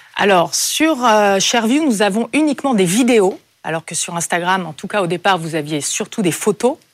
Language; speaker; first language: French; native; French